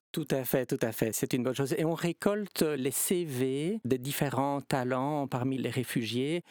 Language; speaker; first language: French; native; French